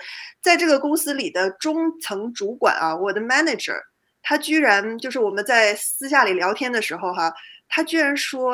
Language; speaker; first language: Chinese; native; Chinese